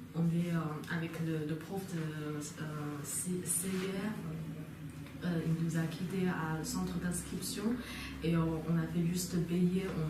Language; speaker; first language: French; non-native, learner; Chinese